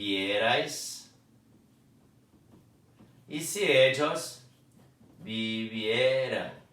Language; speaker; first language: Spanish; non-native, fluent; Portuguese